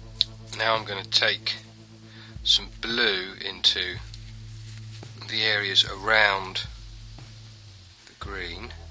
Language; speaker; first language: English; native; English